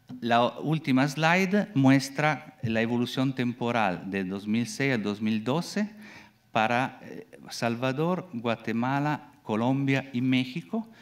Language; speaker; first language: Spanish; non-native, fluent; Italian